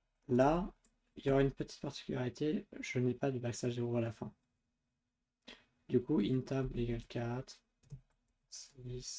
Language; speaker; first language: French; native; French